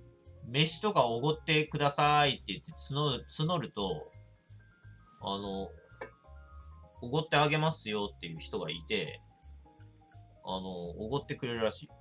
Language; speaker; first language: Japanese; native; Japanese